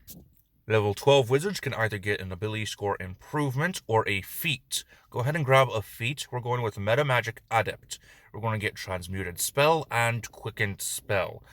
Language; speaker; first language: English; native; English